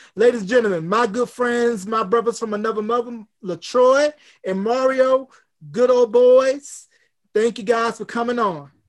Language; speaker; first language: English; native; English